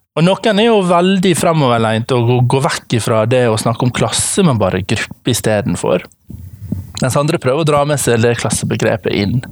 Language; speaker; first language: Norwegian; native; Norwegian